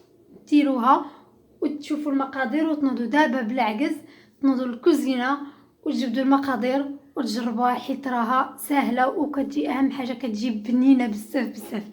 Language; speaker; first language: Arabic; native; Arabic